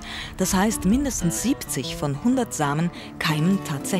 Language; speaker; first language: German; native; German